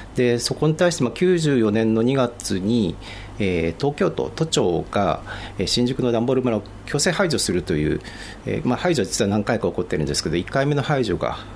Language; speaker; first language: Japanese; native; Japanese